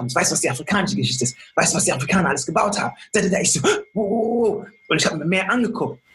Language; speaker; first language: German; early bilingual, other home language; Akan